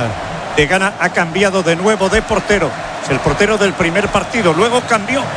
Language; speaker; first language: Spanish; native; Spanish